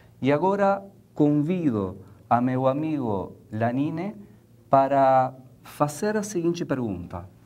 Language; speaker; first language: Portuguese; non-native, fluent; Spanish